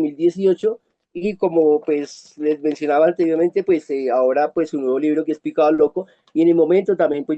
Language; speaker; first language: Spanish; native; Spanish